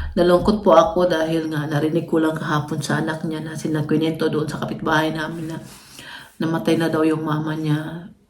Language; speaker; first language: Filipino; non-native, local second language; Cebuano